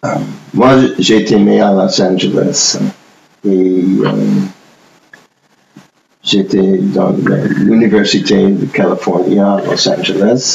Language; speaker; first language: French; non-native, fluent; English